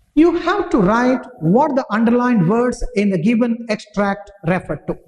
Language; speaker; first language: English; non-native, local second language; Kannada